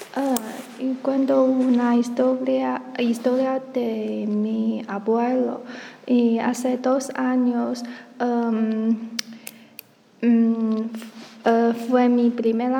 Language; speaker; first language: Spanish; non-native, learner; Chinese